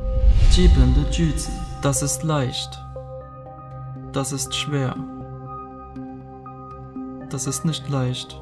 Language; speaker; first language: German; non-native, learner; Chinese